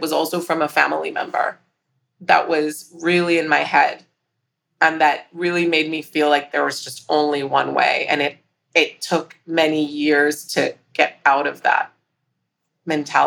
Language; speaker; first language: English; native; English